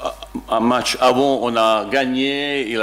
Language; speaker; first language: French; non-native, learner; Bosnian